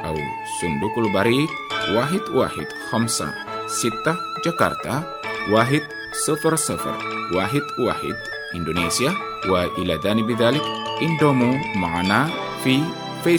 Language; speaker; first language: Arabic; non-native, fluent; Indonesian